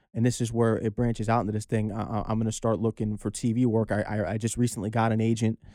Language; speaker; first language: English; native; English